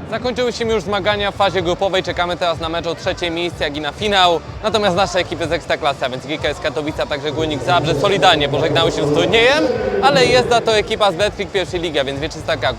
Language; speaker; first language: Polish; native; Polish